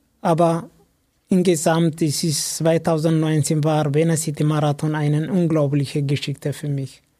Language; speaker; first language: German; non-native, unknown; Amharic